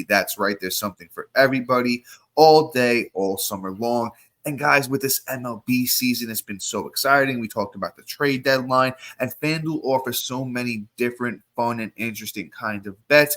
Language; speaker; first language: English; native; English